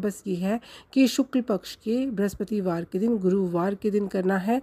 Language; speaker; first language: Hindi; native; Hindi